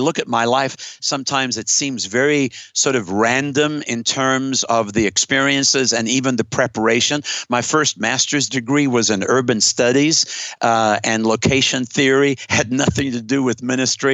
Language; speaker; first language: English; native; English